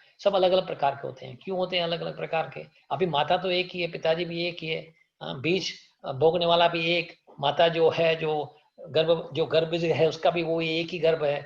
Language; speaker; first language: Hindi; native; Hindi